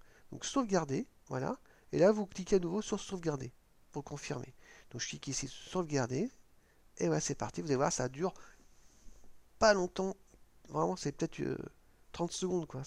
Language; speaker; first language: French; native; French